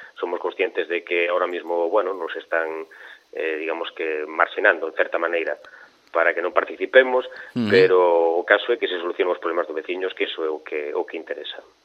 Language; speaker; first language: Galician; native; Galician